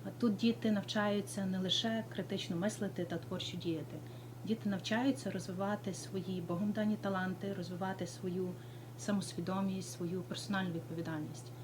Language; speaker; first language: Ukrainian; native; Ukrainian